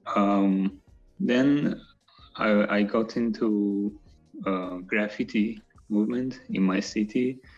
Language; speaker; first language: English; non-native, fluent; Azerbaijani